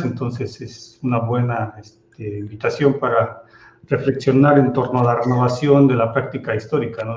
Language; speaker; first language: Spanish; native; Spanish